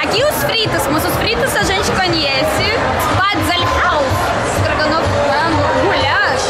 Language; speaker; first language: Portuguese; non-native, fluent; Russian